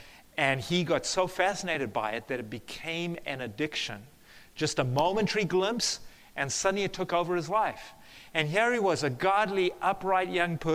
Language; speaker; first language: English; native; English